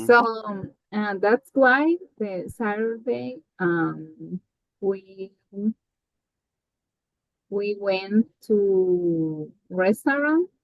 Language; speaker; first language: English; non-native, learner; Spanish